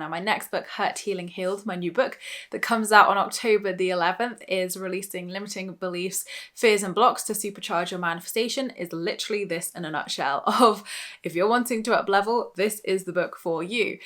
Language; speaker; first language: English; native; English